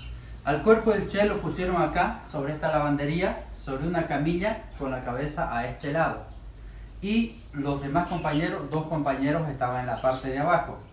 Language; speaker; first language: Spanish; native; Spanish